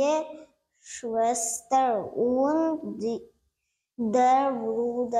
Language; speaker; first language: German; non-native, learner; Turkmen